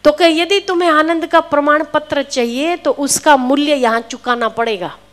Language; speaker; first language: Hindi; non-native, local second language; Gujarati